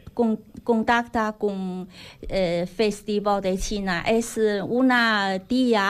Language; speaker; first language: Spanish; non-native, learner; Chinese